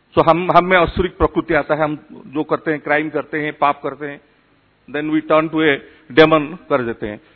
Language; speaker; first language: Hindi; non-native, fluent; Odia